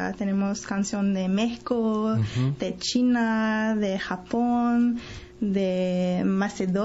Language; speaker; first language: Spanish; non-native, learner; French